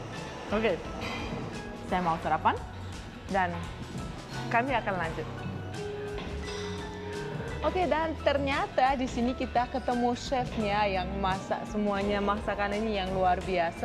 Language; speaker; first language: Indonesian; non-native, fluent; Russian